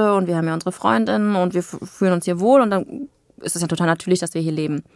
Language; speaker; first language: German; native; German